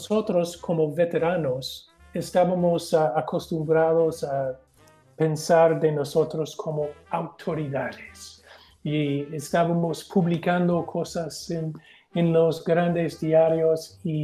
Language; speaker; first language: Spanish; non-native, fluent; English